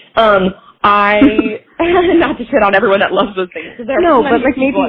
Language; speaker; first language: English; native; English